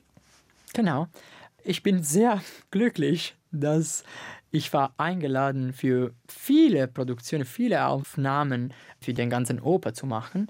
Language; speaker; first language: German; non-native, learner; Italian